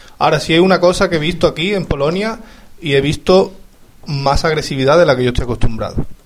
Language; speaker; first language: Spanish; native; Spanish